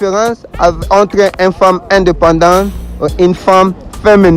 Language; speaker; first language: French; non-native, fluent; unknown